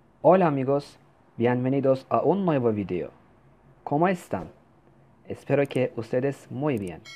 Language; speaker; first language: Spanish; non-native, fluent; Turkish